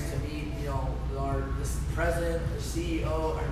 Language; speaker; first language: English; native; English